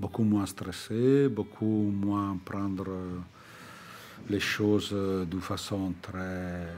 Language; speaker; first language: French; non-native, fluent; Italian